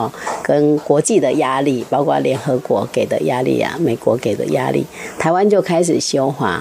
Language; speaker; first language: Chinese; native; Chinese